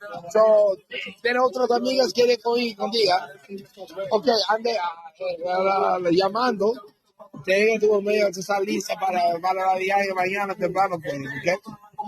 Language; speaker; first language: Spanish; non-native, learner; English